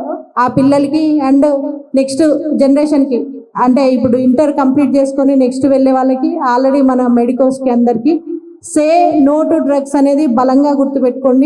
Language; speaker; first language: Telugu; native; Telugu